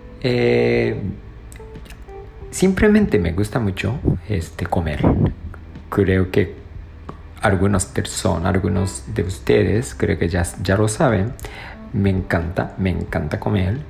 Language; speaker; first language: Spanish; non-native, learner; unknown